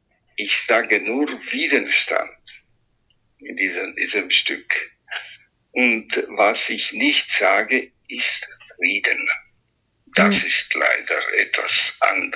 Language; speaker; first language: German; non-native, fluent; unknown